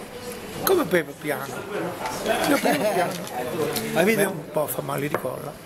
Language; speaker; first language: Italian; non-native, learner; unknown